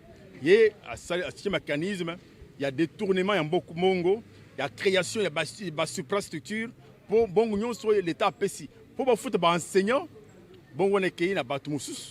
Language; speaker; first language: French; non-native, local second language; Lingala